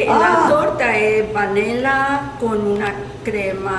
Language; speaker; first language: Italian; early bilingual, heritage; Italian